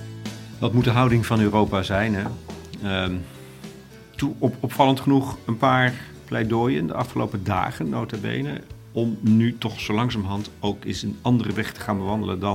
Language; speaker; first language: Dutch; native; Dutch